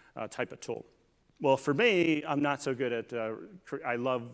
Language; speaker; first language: English; native; English